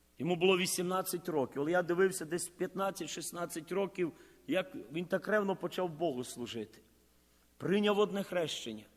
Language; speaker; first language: Ukrainian; native; Ukrainian